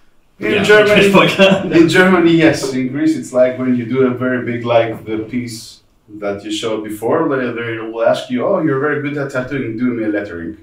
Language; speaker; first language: English; non-native, fluent; Greek